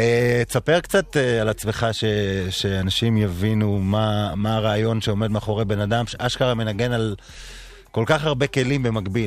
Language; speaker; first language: Hebrew; native; Hebrew